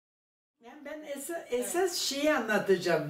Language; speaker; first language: Turkish; non-native, fluent; German